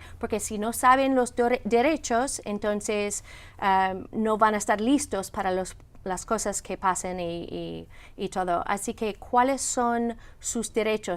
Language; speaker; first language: Spanish; non-native, fluent; English